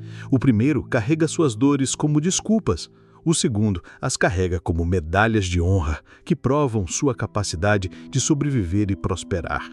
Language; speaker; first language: Portuguese; native; Portuguese